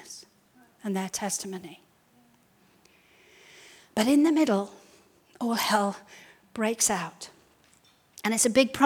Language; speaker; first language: English; native; English